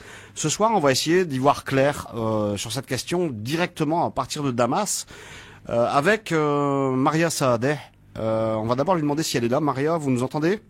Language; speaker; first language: French; native; French